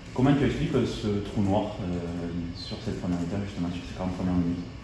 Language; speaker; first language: French; native; French